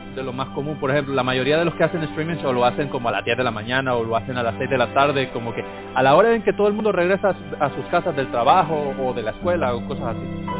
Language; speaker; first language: Spanish; native; Spanish